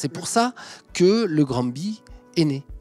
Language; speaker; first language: French; native; French